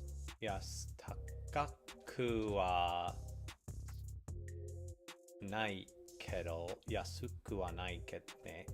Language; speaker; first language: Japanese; non-native, learner; English